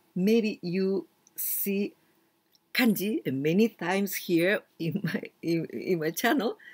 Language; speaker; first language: English; non-native, fluent; Japanese